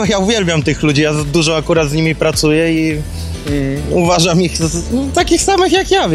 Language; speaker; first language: Polish; native; Polish